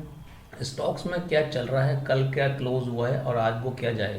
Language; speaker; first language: Hindi; native; Hindi